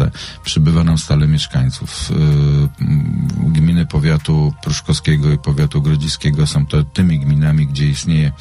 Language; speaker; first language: Polish; native; Polish